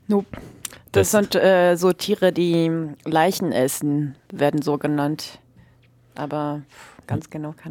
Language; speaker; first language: German; native; German